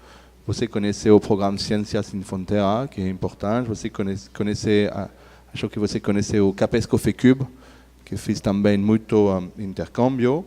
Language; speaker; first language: Portuguese; non-native, learner; French